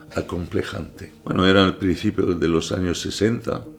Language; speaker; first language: Spanish; non-native, fluent; Arabic